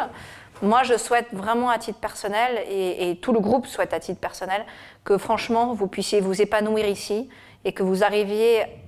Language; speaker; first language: French; native; French